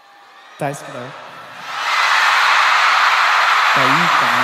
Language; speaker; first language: Japanese; non-native, fluent; Korean